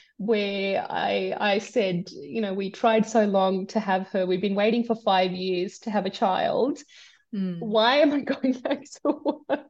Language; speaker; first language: English; native; English